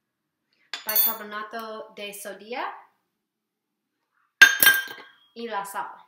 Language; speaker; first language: Spanish; non-native, learner; English